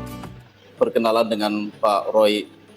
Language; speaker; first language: Indonesian; native; Indonesian